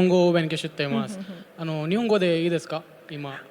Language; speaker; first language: Japanese; non-native, learner; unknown